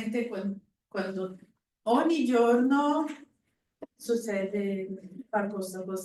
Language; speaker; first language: Italian; non-native, learner; Portuguese